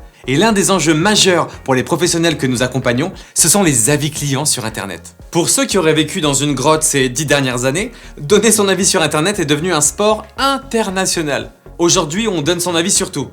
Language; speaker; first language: French; native; French